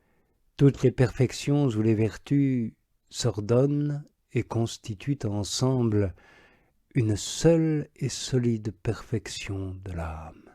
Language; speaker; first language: French; native; French